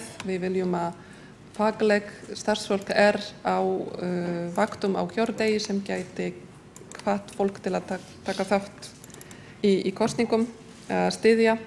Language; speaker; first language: Icelandic; non-native, fluent; Polish